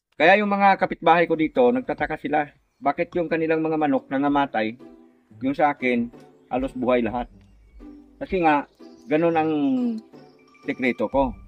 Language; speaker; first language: Filipino; non-native, local second language; Cebuano